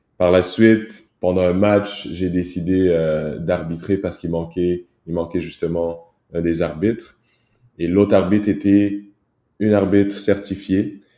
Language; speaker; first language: French; early bilingual, other home language; Kinyarwanda